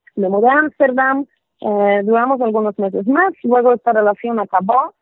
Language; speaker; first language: Spanish; non-native, fluent; Polish